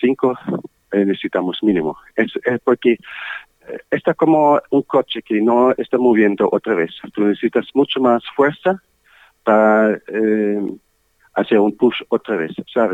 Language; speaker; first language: Spanish; non-native, learner; German